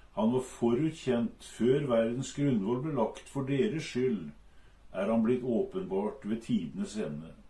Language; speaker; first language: Norwegian; native; Norwegian